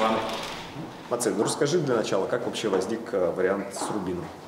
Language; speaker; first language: Russian; native; Russian